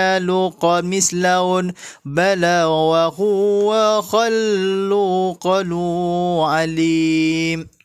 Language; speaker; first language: Arabic; non-native, fluent; Malay